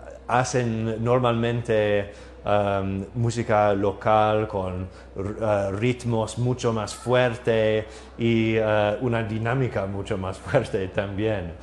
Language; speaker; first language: Spanish; non-native, learner; English